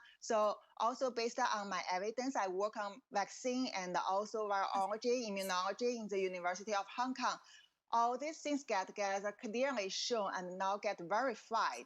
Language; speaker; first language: English; non-native, fluent; Chinese